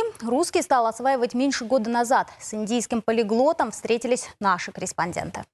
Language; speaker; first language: Russian; native; Russian